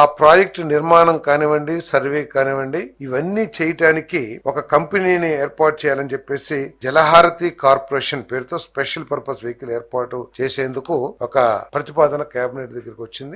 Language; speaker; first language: Telugu; native; Telugu